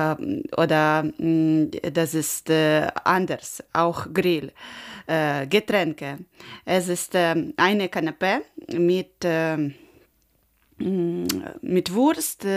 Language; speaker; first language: German; non-native, learner; Ukrainian